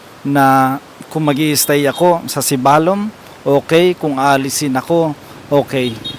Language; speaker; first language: Filipino; non-native, local second language; Kinaray-a